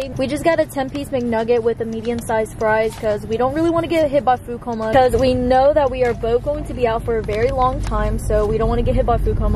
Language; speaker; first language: English; native; English